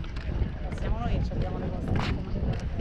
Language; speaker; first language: Italian; native; Italian